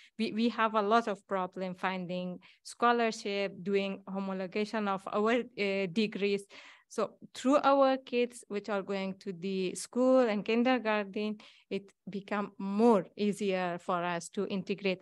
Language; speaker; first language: English; non-native, fluent; Persian